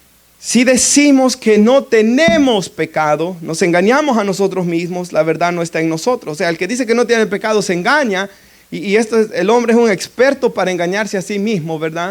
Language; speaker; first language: Spanish; native; Spanish